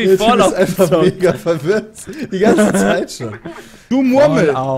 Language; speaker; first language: German; native; German